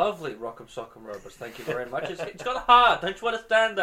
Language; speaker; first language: English; native; English